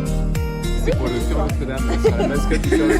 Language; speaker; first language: French; native; French